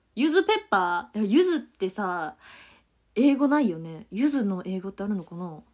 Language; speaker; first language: Japanese; native; Japanese